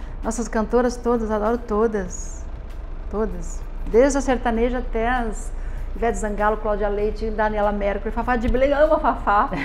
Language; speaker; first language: Portuguese; native; Portuguese